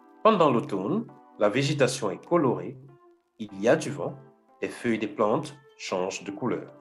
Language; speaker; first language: French; non-native, fluent; Portuguese